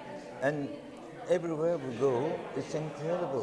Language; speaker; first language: English; non-native, fluent; Italian